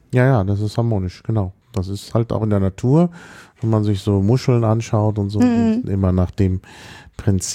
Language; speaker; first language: German; native; German